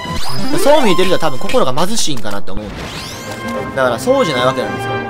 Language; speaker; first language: Japanese; native; Japanese